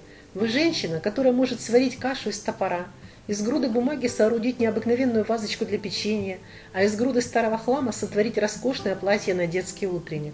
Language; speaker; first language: Russian; native; Russian